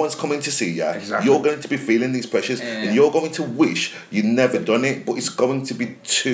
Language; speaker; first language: English; native; English